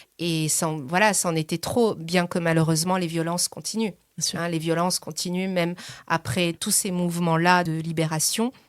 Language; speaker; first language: French; early bilingual, other home language; Persian